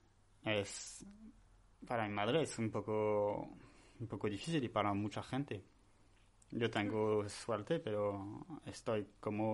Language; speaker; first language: Spanish; non-native, learner; French